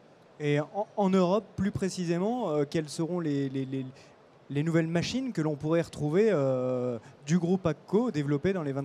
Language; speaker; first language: French; native; French